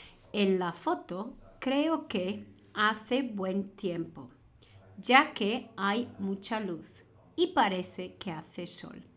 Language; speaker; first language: Spanish; non-native, fluent; English